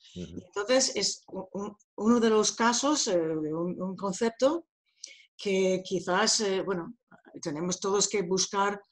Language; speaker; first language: Spanish; non-native, fluent; English